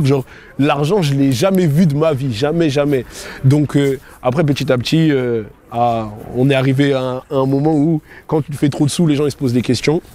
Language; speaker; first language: French; native; French